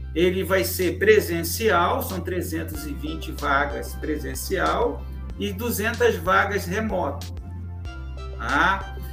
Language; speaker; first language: Portuguese; native; Portuguese